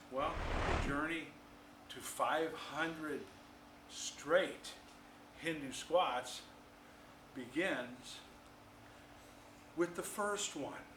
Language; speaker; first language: English; native; English